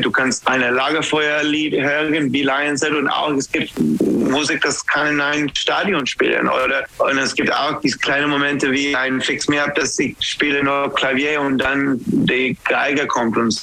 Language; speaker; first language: German; non-native, fluent; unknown